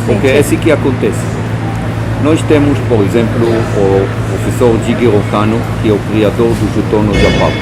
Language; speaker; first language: Portuguese; non-native, fluent; Hebrew